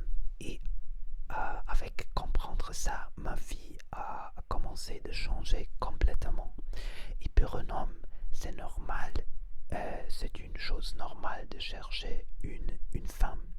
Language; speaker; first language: French; non-native, learner; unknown